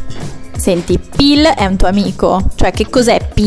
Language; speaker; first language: Italian; native; Italian